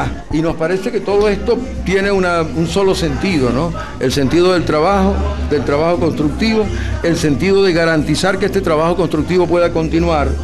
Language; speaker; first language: Spanish; native; Spanish